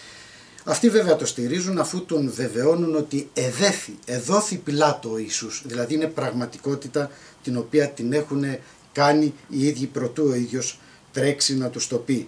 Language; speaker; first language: Greek; native; Greek